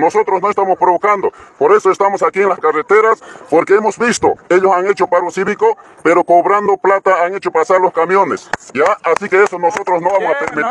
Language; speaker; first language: Spanish; native; Spanish